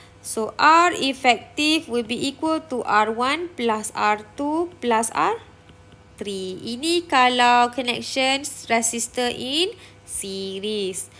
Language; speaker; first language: English; non-native, local second language; Malay